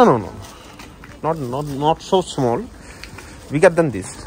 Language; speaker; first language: English; non-native, local second language; Bangla